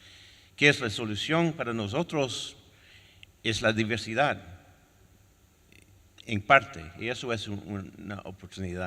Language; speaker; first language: Spanish; non-native, fluent; French